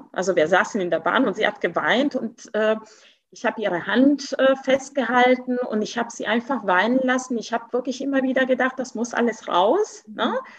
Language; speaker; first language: German; non-native, fluent; Italian